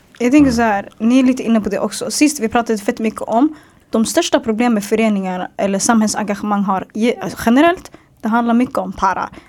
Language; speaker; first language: Swedish; early bilingual, other home language; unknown